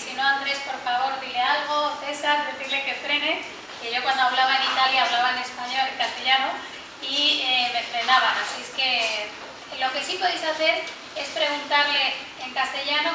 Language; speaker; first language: Spanish; native; Spanish